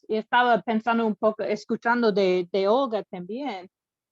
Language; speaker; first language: Spanish; non-native, learner; English